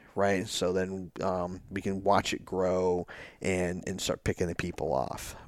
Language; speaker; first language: English; native; English